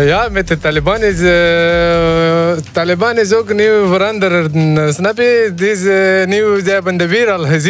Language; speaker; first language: Dutch; non-native, learner; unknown